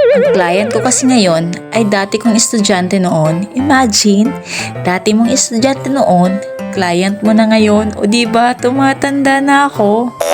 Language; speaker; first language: Filipino; non-native, local second language; Bikol